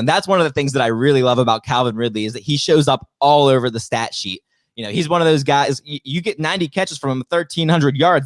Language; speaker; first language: English; native; English